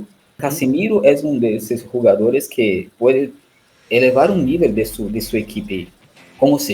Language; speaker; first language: Spanish; non-native, learner; Portuguese